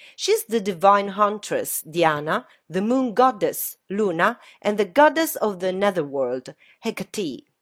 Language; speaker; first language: English; non-native, fluent; Italian